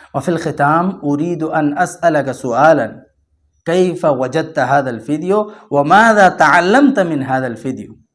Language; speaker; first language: Arabic; non-native, fluent; Urdu